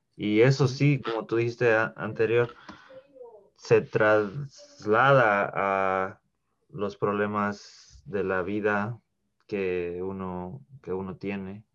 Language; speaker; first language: Spanish; early bilingual, heritage; Spanish